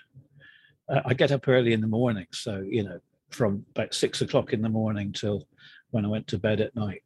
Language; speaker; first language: English; native; English